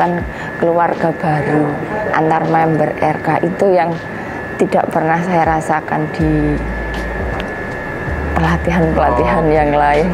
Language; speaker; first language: Indonesian; native; Indonesian